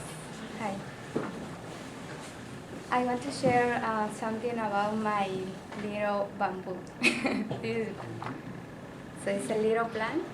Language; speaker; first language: English; non-native, learner; Spanish